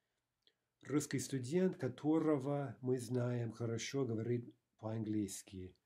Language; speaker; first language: Russian; non-native, fluent; English